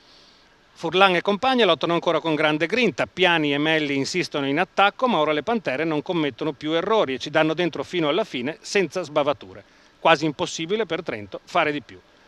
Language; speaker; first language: Italian; native; Italian